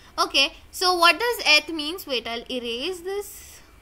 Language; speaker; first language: English; non-native, local second language; Hindi